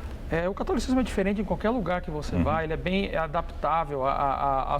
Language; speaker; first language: Portuguese; native; Portuguese